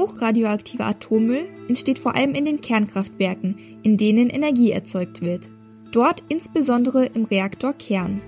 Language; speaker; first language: German; native; German